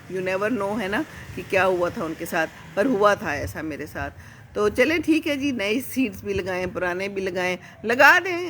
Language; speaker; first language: Urdu; native; Urdu